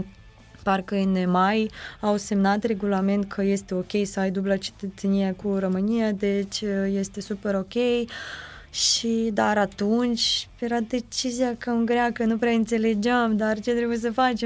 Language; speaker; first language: Romanian; non-native, fluent; Ukrainian